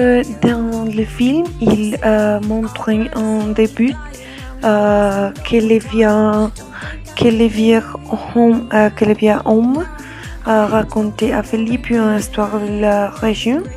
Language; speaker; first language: French; non-native, learner; Spanish